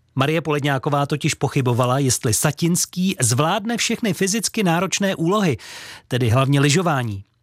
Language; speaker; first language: Czech; native; Czech